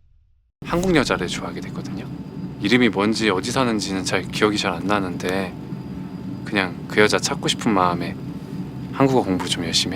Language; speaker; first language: Korean; non-native, fluent; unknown